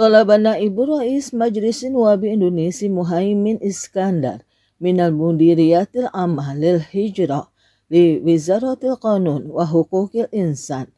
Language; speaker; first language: Arabic; non-native, fluent; Indonesian